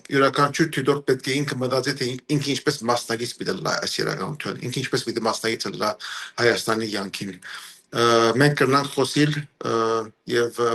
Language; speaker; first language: Armenian; early bilingual, heritage; Armenian